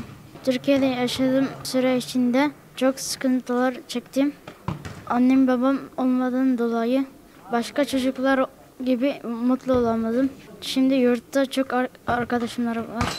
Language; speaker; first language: Turkish; early bilingual, other home language; Uyghur